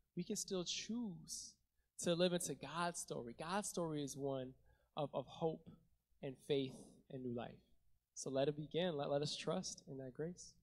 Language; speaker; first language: English; native; English